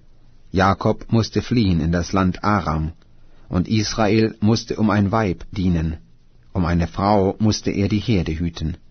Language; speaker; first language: German; native; German